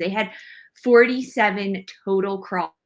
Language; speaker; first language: English; native; English